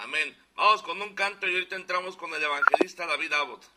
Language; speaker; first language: Spanish; native; Spanish